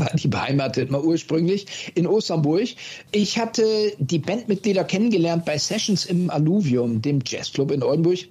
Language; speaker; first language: German; native; German